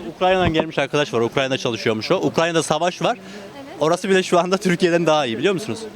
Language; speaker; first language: Turkish; native; Turkish